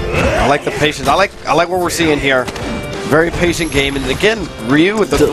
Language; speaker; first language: English; native; English